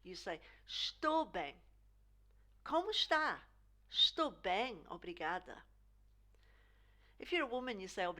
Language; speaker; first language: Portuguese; non-native, fluent; English